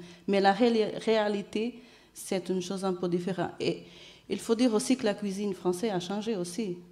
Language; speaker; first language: French; non-native, fluent; Portuguese